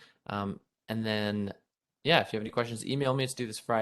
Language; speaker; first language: English; native; English